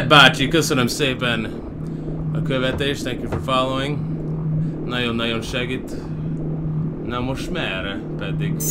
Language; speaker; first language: Hungarian; early bilingual, heritage; Hungarian